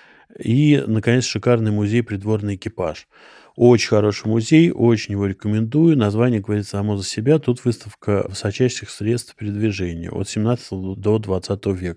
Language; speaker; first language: Russian; native; Russian